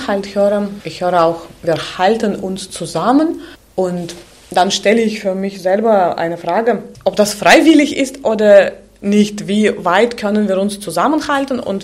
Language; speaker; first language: German; non-native, fluent; Russian